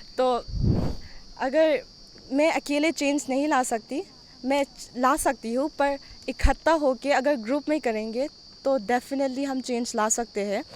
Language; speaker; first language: Hindi; non-native, local second language; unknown